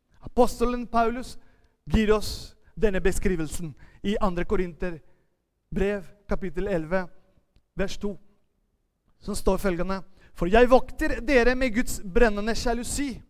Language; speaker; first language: Norwegian; non-native, fluent; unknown